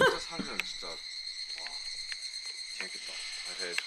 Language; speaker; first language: Korean; early bilingual, heritage; Korean